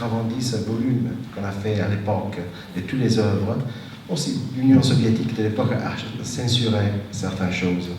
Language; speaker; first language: French; non-native, fluent; Italian